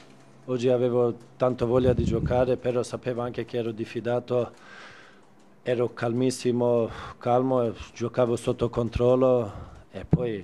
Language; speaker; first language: Italian; non-native, fluent; Swedish